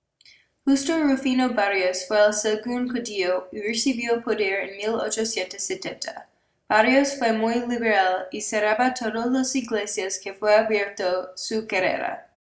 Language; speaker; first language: Spanish; non-native, learner; English